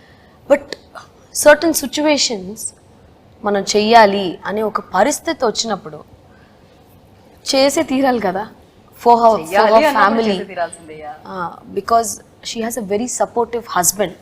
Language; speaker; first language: Telugu; non-native, local second language; Tamil